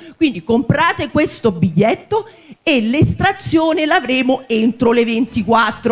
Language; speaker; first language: Italian; native; Italian